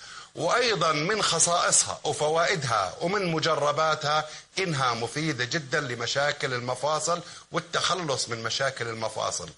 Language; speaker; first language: Arabic; native; Arabic